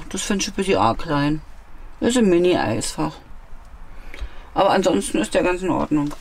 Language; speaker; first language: German; native; German